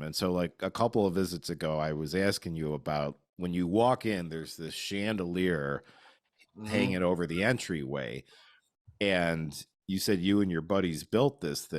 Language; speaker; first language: English; native; English